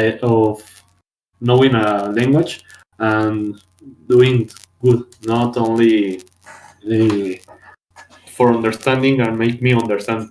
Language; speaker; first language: English; non-native, learner; Spanish